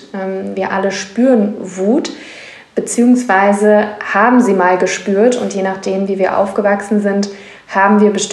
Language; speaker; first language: German; native; German